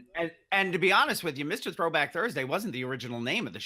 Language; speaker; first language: English; native; English